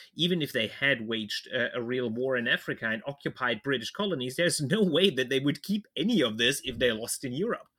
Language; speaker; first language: English; non-native, fluent; German